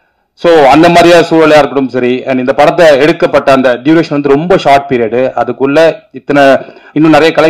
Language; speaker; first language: Tamil; native; Tamil